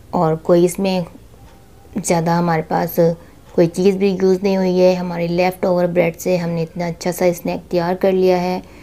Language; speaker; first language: Urdu; native; Urdu